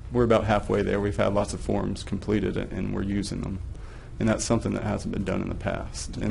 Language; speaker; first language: English; native; English